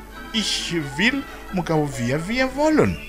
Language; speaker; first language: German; non-native, fluent; Rundi